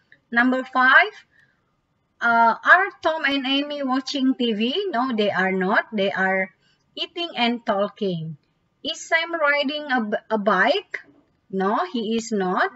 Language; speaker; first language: English; non-native, fluent; Indonesian